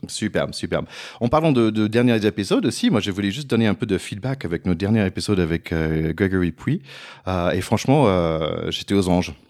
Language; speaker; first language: French; non-native, fluent; English